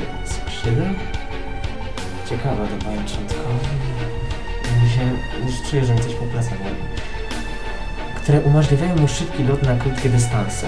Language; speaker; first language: Polish; native; Polish